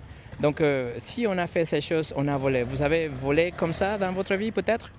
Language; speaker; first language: French; non-native, fluent; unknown